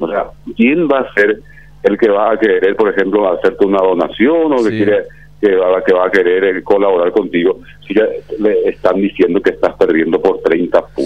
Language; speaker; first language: Spanish; native; Spanish